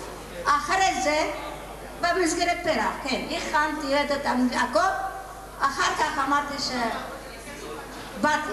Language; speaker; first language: Hebrew; non-native, learner; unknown